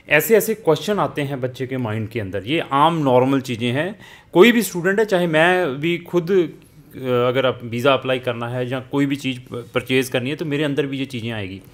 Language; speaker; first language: Hindi; native; Hindi